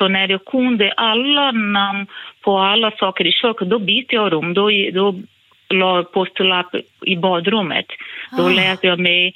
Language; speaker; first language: Swedish; non-native, fluent; Portuguese